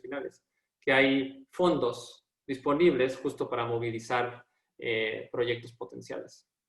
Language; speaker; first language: Spanish; native; Spanish